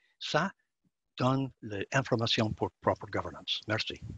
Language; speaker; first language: French; non-native, learner; English